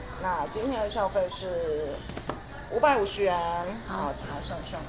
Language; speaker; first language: Chinese; native; Chinese